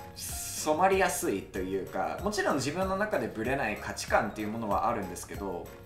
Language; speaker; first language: Japanese; non-native, fluent; English